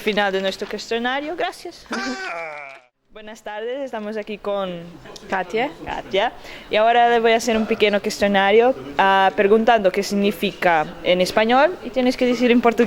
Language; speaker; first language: Spanish; non-native, learner; Portuguese